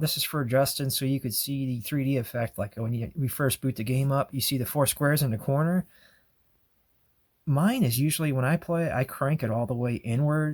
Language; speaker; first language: English; native; English